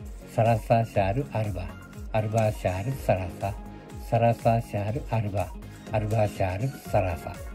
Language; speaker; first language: Arabic; non-native, learner; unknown